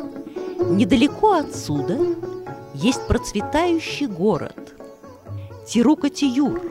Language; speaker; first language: Russian; native; Russian